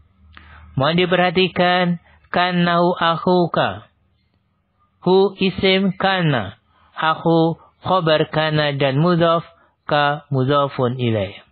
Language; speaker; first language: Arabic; non-native, fluent; Indonesian